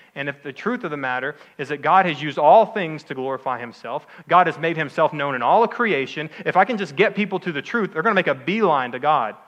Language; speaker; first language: English; native; English